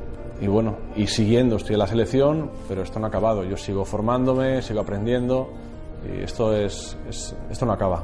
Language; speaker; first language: Spanish; native; Spanish